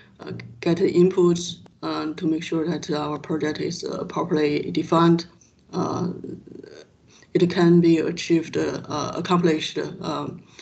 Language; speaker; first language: English; non-native, fluent; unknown